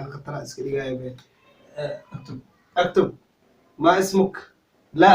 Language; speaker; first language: Arabic; non-native, learner; Somali